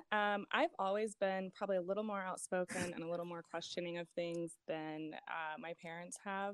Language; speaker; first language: English; native; English